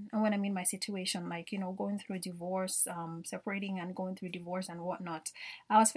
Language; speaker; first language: English; non-native, local second language; Yoruba